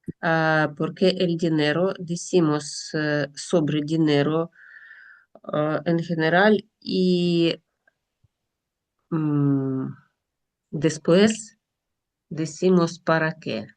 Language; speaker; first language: Spanish; non-native, learner; Russian